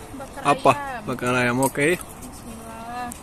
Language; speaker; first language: Indonesian; non-native, learner; Turkish